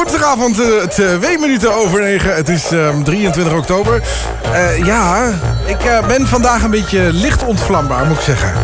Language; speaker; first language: Dutch; native; Dutch